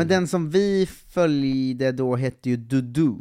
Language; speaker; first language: Swedish; native; Swedish